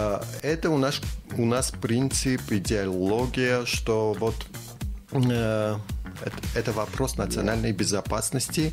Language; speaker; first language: Russian; non-native, fluent; Armenian